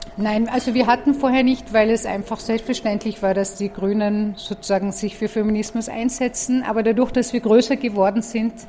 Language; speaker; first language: German; native; German